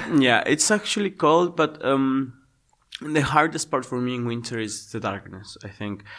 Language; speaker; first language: English; non-native, fluent; Spanish